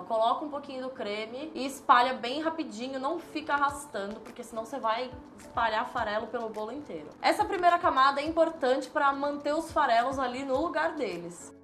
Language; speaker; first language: Portuguese; native; Portuguese